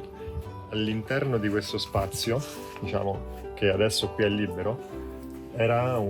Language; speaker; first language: Italian; native; Italian